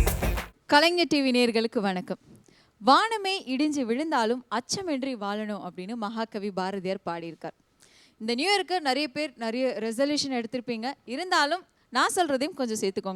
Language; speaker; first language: Tamil; native; Tamil